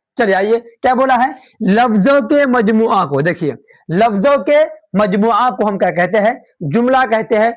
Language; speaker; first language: Urdu; native; Urdu